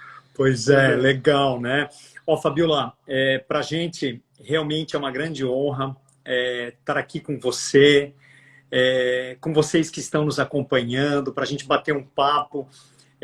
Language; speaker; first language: Portuguese; native; Portuguese